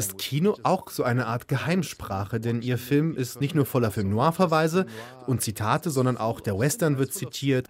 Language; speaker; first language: German; native; German